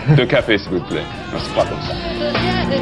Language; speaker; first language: French; non-native, learner; English